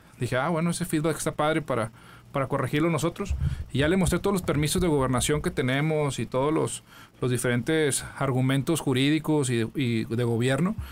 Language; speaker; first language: Spanish; native; Spanish